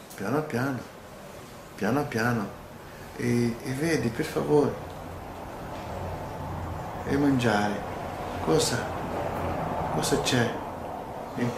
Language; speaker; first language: Italian; non-native, learner; Portuguese